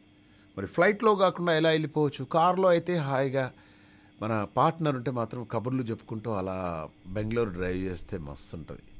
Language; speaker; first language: Telugu; native; Telugu